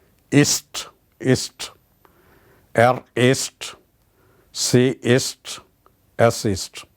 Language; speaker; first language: German; non-native, learner; Malayalam